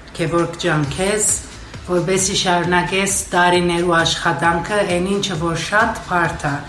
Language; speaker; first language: Armenian; native; Armenian